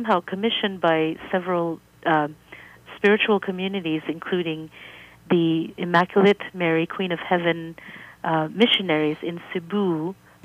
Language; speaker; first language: English; native; English